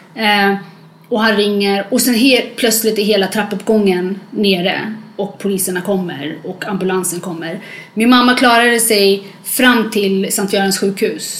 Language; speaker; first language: Swedish; native; Swedish